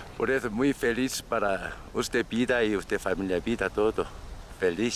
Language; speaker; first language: Spanish; non-native, learner; Korean